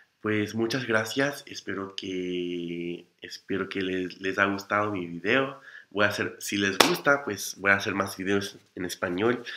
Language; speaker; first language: Spanish; non-native, fluent; English